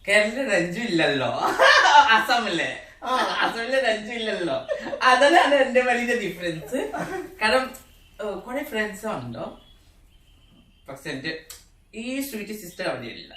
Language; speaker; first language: Malayalam; non-native, learner; Assamese